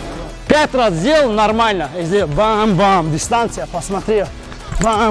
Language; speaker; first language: Russian; non-native, fluent; Azerbaijani